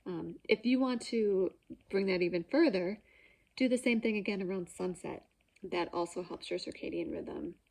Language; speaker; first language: English; native; English